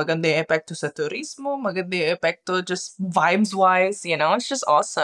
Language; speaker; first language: Filipino; early bilingual, heritage; Filipino